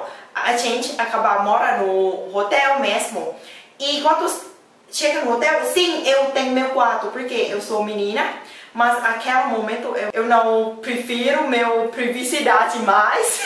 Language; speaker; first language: Portuguese; non-native, learner; Thai